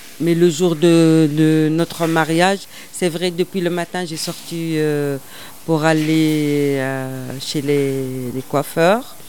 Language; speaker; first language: French; non-native, local second language; Arabic